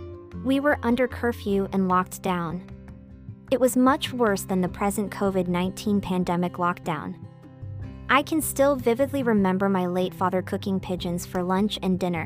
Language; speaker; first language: English; non-native, local second language; Cantonese